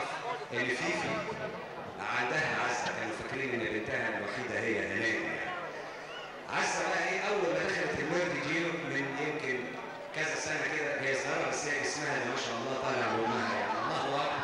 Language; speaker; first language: Arabic; native; Arabic